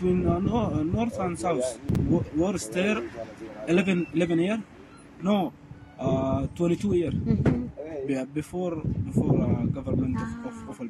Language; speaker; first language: English; non-native, learner; Arabic